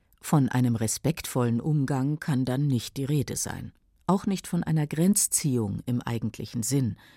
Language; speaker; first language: German; native; German